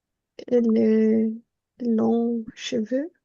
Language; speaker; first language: French; non-native, learner; Spanish